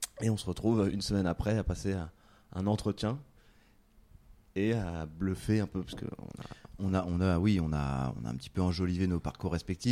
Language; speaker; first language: French; native; French